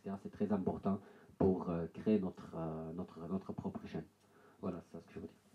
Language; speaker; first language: French; non-native, learner; Arabic